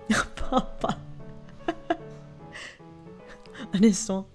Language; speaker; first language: French; non-native, learner; Dutch